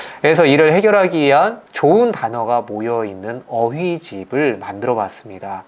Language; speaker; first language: Korean; native; Korean